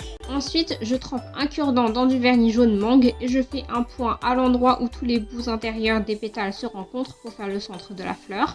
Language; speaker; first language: French; native; French